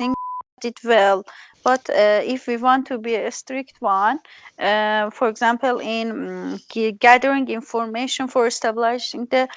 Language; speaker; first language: English; non-native, learner; Persian